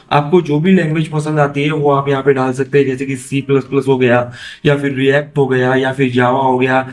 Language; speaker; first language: Hindi; non-native, local second language; Marathi